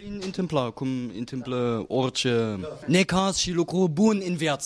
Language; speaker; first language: Romanian; non-native, fluent; German